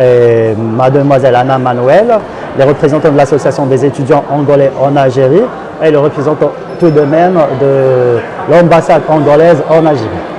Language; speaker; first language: French; non-native, local second language; Arabic